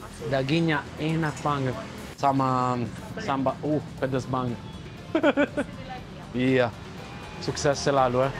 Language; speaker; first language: Indonesian; non-native, learner; Italian